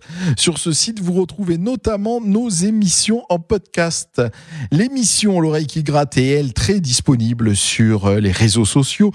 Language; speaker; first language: French; native; French